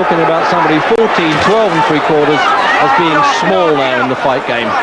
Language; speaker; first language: English; native; English